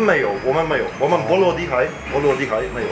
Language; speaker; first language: Chinese; non-native, fluent; Polish